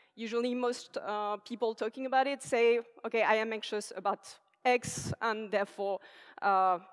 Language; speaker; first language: English; non-native, fluent; French